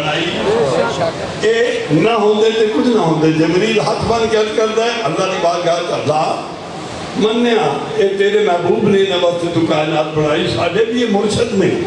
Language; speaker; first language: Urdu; non-native, local second language; Punjabi